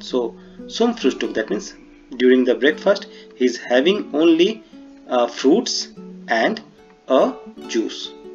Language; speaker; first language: English; non-native, local second language; Hindi